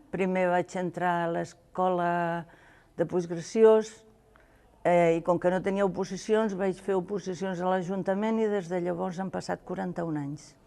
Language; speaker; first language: Catalan; non-native, local second language; Spanish